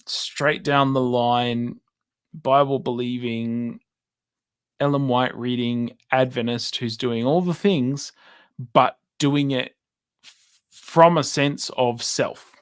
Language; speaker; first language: English; native; English